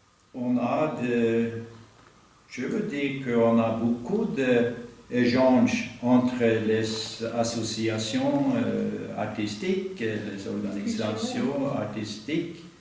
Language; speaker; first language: French; non-native, fluent; Norwegian